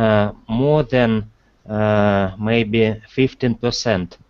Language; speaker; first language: English; non-native, learner; Russian